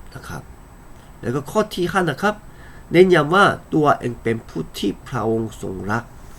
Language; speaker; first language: Thai; non-native, fluent; Korean